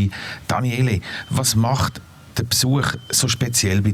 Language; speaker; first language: German; native; German